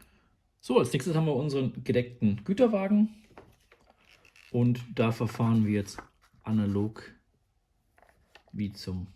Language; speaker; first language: German; native; German